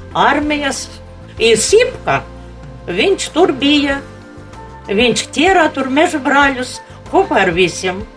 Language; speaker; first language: Latvian; non-native, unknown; Ukrainian